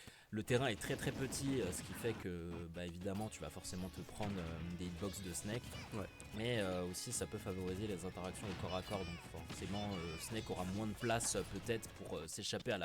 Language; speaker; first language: French; native; French